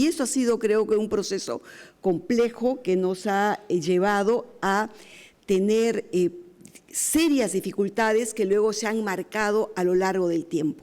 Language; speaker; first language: Spanish; native; Spanish